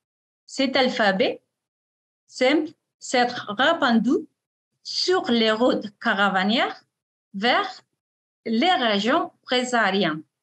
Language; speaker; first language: French; non-native, fluent; Spanish